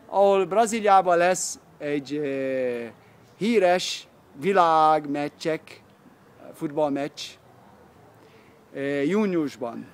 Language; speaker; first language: Hungarian; early bilingual, heritage; Hungarian